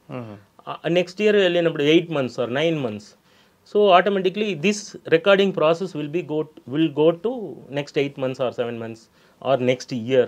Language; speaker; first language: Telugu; non-native, local second language; Tamil